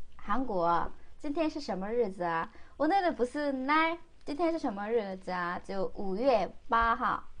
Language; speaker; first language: Chinese; non-native, fluent; Korean